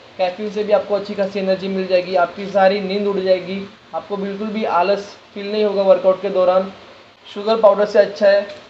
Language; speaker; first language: Hindi; non-native, local second language; Marathi